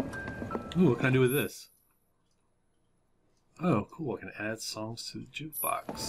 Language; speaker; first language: English; native; English